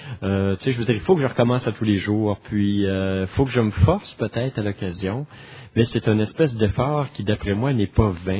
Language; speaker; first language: French; native; French